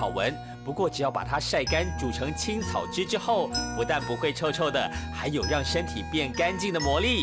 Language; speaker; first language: Chinese; native; Chinese